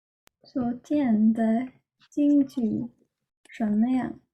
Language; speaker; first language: Chinese; non-native, learner; Norwegian